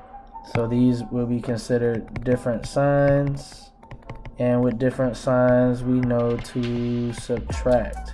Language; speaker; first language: English; native; English